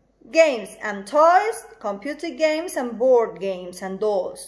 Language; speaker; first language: English; non-native, fluent; Spanish